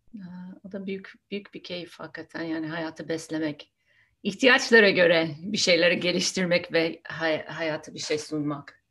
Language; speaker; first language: Turkish; non-native, fluent; English